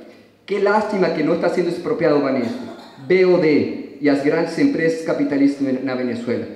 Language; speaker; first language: Portuguese; non-native, fluent; Spanish